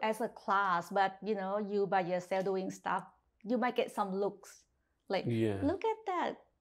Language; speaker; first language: English; non-native, fluent; Thai